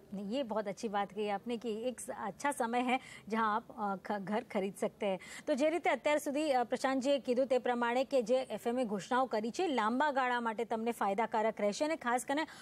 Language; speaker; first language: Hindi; non-native, local second language; Gujarati